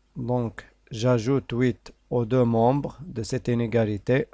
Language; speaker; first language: French; non-native, local second language; Arabic